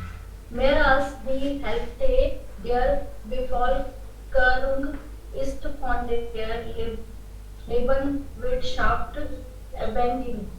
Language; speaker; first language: German; non-native, learner; Hindi